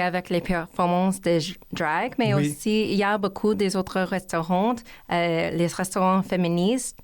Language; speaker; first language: French; non-native, learner; English